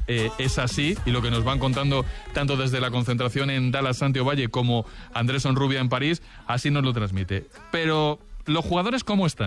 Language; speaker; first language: Spanish; native; Spanish